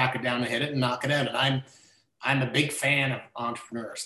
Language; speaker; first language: English; native; English